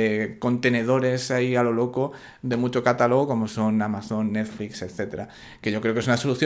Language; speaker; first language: Spanish; native; Spanish